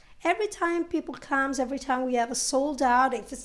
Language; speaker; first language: English; non-native, fluent; Italian